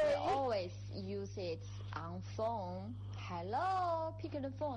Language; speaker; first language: English; non-native, fluent; Chinese